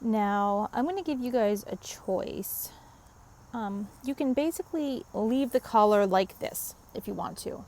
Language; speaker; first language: English; native; English